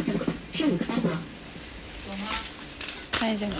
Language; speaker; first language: Chinese; non-native, learner; Indonesian